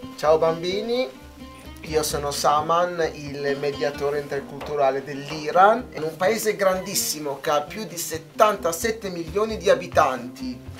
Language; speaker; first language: Italian; non-native, fluent; Persian